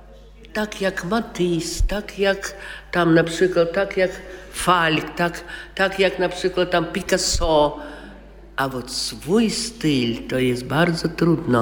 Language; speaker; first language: Polish; non-native, local second language; Russian